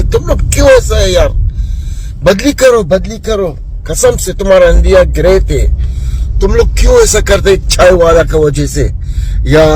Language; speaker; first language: Hindi; non-native, learner; Arabic